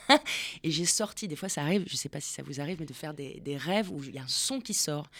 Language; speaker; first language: French; non-native, fluent; Spanish